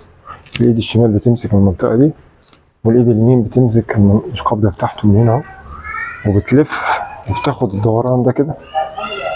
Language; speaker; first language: Arabic; native; Arabic